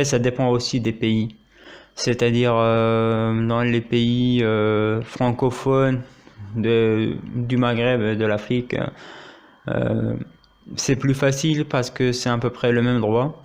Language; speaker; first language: French; non-native, local second language; Arabic